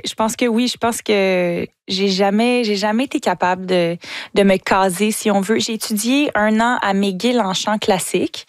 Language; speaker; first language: French; native; French